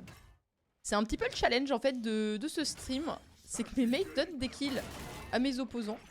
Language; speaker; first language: French; native; French